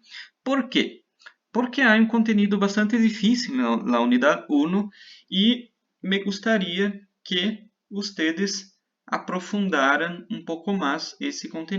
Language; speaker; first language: Spanish; non-native, fluent; Portuguese